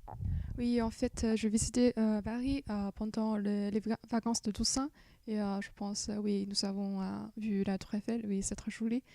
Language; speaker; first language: French; non-native, fluent; Chinese